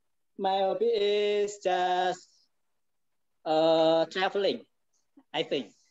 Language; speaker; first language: English; non-native, learner; Indonesian